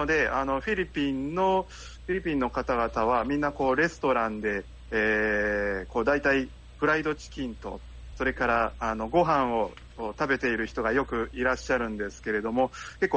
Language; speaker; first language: Japanese; native; Japanese